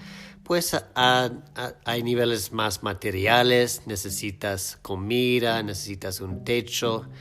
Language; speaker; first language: Spanish; non-native, fluent; English